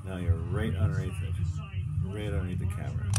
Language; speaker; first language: English; native; English